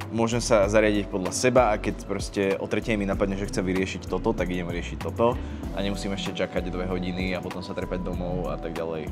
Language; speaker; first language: Slovak; early bilingual, other home language; Arabic